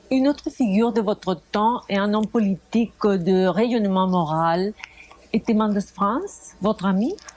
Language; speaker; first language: French; non-native, fluent; Spanish